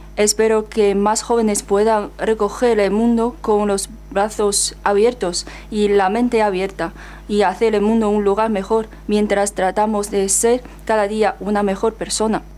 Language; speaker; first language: Spanish; non-native, fluent; Chinese